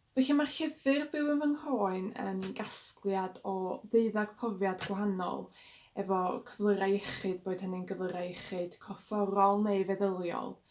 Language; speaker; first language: Welsh; native; Welsh